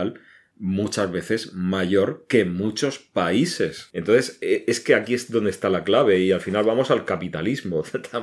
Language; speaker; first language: Spanish; native; Spanish